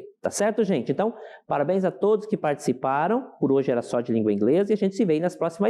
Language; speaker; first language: Portuguese; native; Portuguese